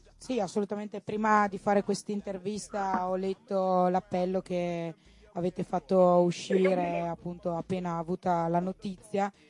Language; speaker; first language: Italian; native; Italian